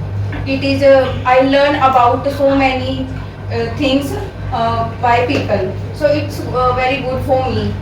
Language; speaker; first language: English; non-native, learner; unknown